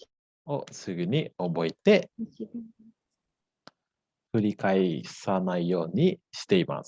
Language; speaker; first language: Japanese; non-native, fluent; Indonesian